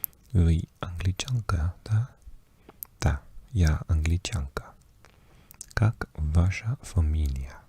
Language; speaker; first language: Russian; non-native, learner; English